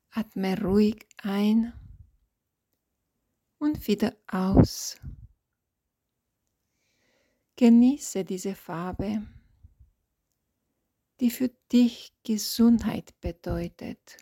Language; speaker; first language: German; non-native, fluent; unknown